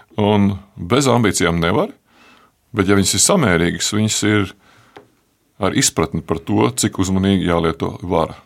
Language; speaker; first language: Latvian; native; Latvian